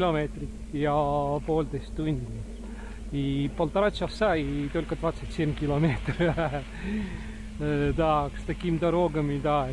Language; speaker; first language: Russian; non-native, local second language; Estonian